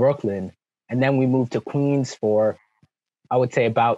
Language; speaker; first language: English; early bilingual, other home language; French